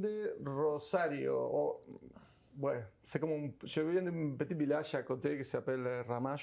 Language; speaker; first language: French; non-native, learner; Spanish